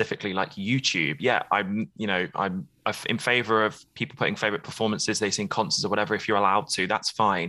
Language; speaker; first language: English; native; English